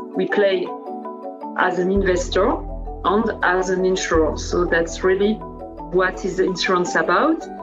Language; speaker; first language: English; non-native, fluent; French